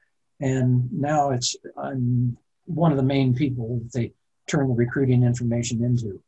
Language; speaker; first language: English; native; English